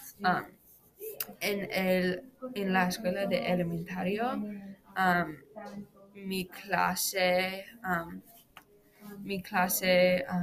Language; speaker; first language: Spanish; non-native, learner; English